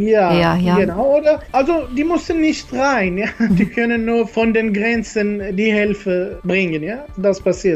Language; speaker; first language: German; non-native, learner; Arabic